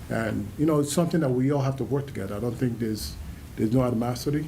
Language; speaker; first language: English; early bilingual, other home language; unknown